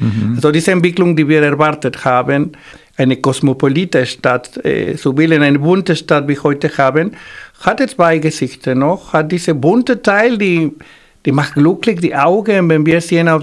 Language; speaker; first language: German; non-native, fluent; Spanish